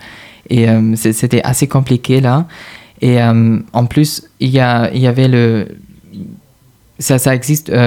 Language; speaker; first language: French; non-native, fluent; German